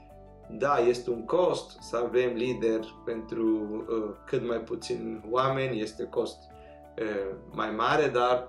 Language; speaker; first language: Romanian; non-native, fluent; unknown